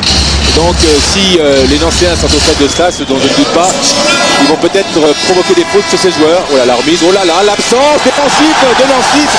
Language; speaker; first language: French; native; French